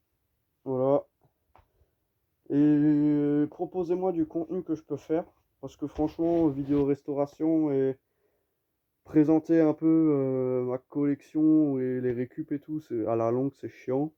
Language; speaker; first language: French; native; French